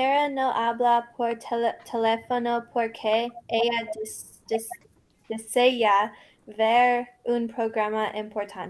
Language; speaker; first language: Spanish; non-native, learner; English